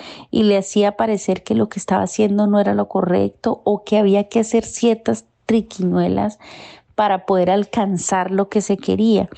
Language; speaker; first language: Spanish; native; Spanish